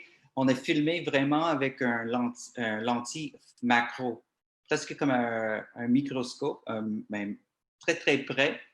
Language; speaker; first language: French; non-native, local second language; English